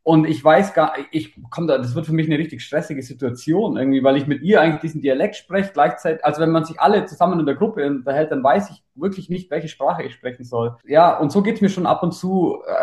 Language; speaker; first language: German; native; German